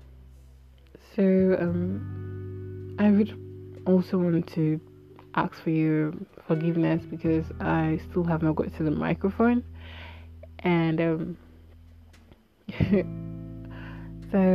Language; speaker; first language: English; non-native, local second language; Igbo